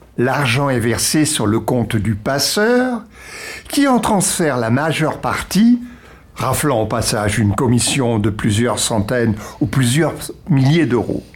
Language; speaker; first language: French; native; French